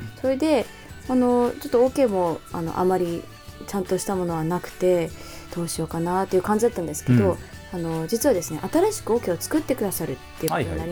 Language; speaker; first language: Japanese; native; Japanese